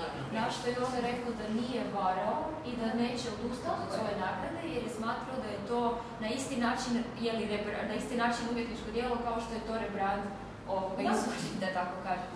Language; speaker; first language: Croatian; native; Croatian